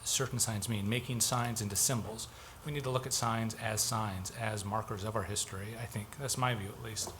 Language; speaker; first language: English; native; English